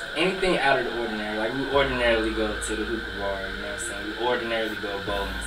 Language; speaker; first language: English; native; English